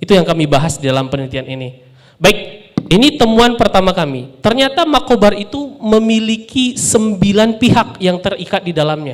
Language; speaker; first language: Indonesian; non-native, local second language; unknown